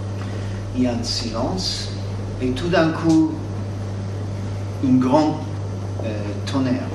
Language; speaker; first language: French; non-native, fluent; English